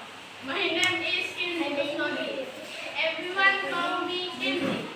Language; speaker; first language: English; non-native, learner; Indonesian